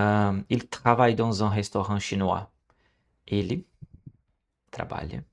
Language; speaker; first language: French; non-native, learner; Portuguese